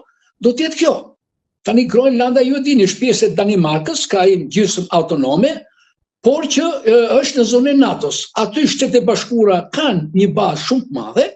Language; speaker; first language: Albanian; native; Albanian